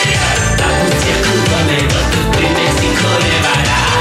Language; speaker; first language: French; native; French